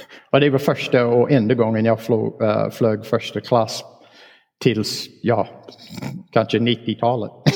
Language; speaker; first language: Swedish; non-native, fluent; English